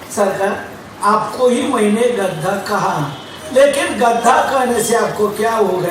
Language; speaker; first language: Hindi; non-native, local second language; Marathi